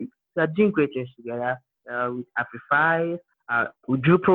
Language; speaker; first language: English; non-native, local second language; Igbo